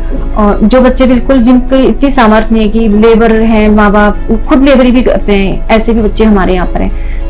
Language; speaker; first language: Hindi; native; Hindi